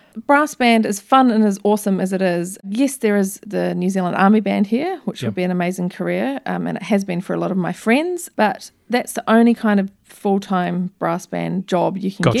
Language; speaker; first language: English; native; English